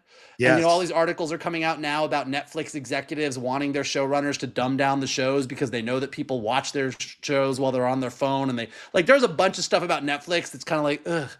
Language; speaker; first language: English; native; English